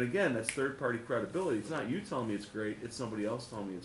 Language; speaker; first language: English; native; English